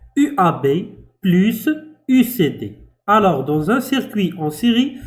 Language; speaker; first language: French; non-native, local second language; Arabic